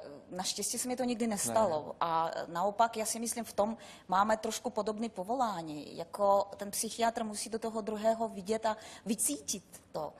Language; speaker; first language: Czech; non-native, fluent; Russian